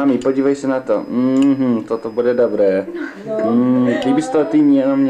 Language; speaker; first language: Czech; early bilingual, heritage; Czech